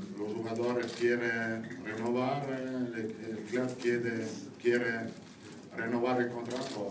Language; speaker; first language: Spanish; non-native, fluent; Italian